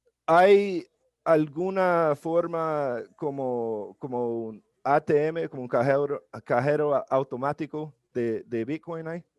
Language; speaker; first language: Spanish; non-native, learner; English